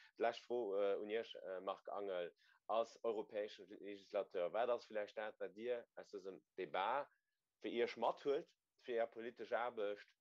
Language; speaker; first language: Luxembourgish; native; Luxembourgish